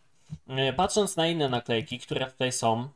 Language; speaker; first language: Polish; native; Polish